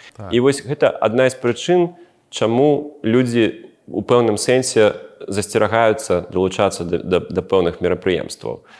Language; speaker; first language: Belarusian; non-native, local second language; Russian